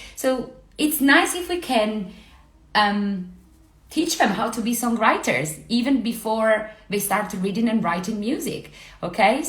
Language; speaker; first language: English; non-native, fluent; Italian